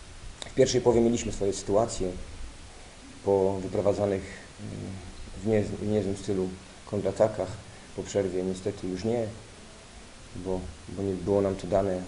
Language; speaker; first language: Polish; native; Polish